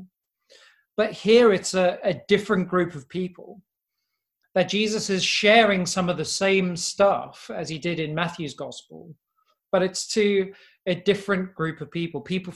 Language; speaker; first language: English; native; English